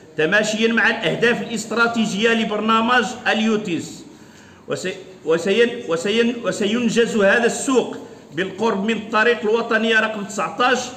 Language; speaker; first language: Arabic; non-native, local second language; Riffian